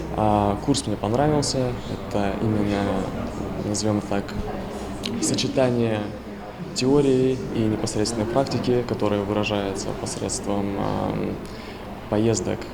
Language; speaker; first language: Russian; native; Russian